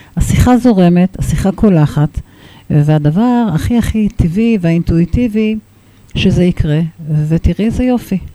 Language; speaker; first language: Hebrew; native; Hebrew